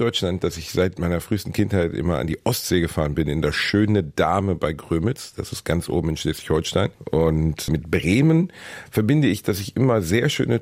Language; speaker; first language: German; native; German